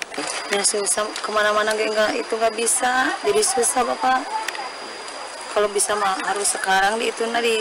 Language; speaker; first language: Indonesian; non-native, local second language; Sundanese